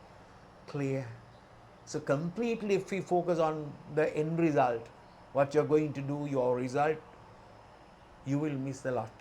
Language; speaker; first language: English; non-native, local second language; Sinhala